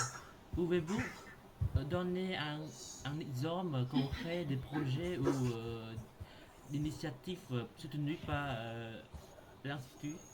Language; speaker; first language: French; non-native, learner; Khmer